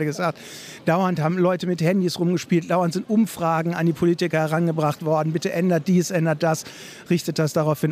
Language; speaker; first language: German; native; German